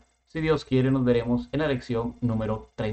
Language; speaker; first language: Spanish; native; Spanish